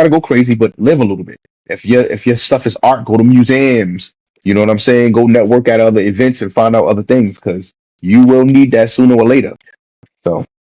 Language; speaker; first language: English; native; English